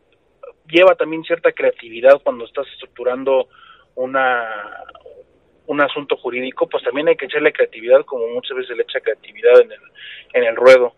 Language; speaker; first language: Spanish; native; Spanish